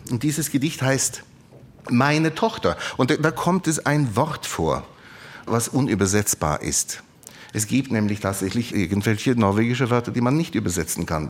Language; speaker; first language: German; non-native, fluent; Norwegian